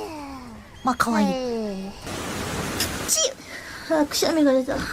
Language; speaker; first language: Japanese; native; Japanese